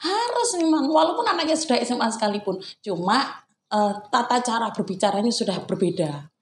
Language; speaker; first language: Indonesian; non-native, local second language; Javanese